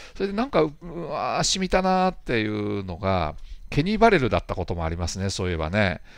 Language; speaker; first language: Japanese; native; Japanese